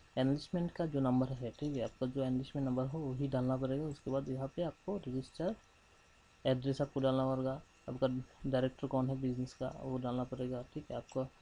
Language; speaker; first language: Hindi; non-native, local second language; Bangla